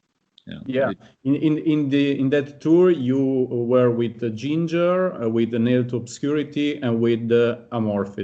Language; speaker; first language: English; non-native, fluent; Italian